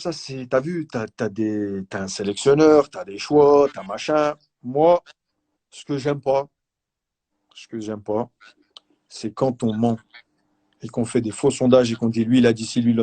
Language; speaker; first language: French; native; French